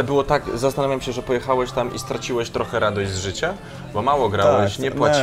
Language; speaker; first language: Polish; native; Polish